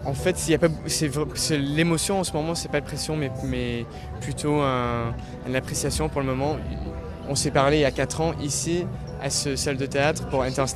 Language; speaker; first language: French; early bilingual, heritage; English